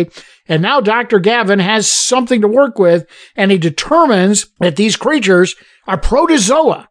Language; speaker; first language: English; native; English